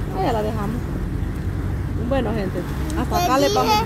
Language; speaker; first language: Spanish; native; Spanish